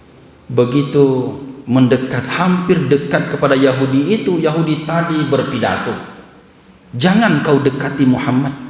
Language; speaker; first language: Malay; non-native, local second language; Minangkabau